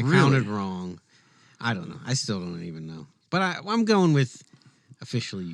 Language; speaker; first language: English; native; English